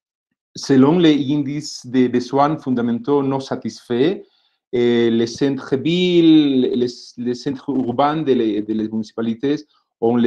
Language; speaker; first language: French; non-native, fluent; Spanish